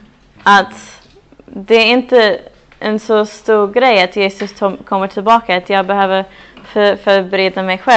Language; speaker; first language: Swedish; non-native, fluent; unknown